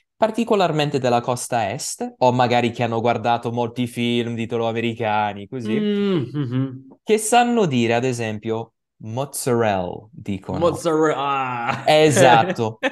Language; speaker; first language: Italian; non-native, fluent; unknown